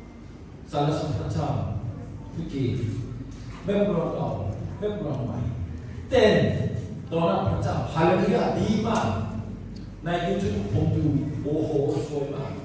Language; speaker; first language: Thai; non-native, local second language; Lahu